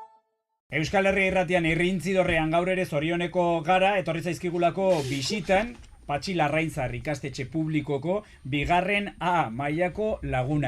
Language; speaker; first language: Basque; native; Basque